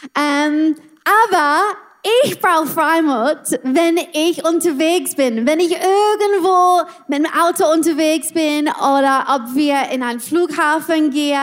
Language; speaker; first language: German; non-native, learner; English